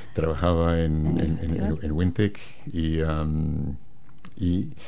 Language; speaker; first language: Spanish; native; Spanish